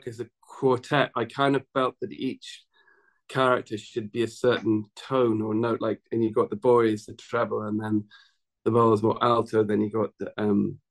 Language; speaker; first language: English; native; English